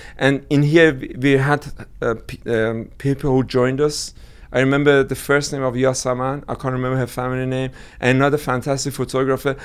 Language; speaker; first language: English; non-native, fluent; Persian